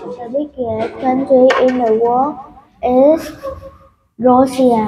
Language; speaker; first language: English; non-native, learner; Vietnamese